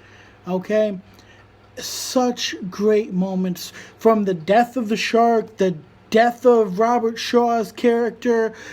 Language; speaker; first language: English; native; English